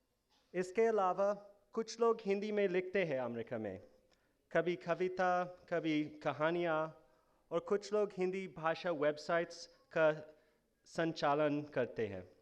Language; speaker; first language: Hindi; non-native, fluent; English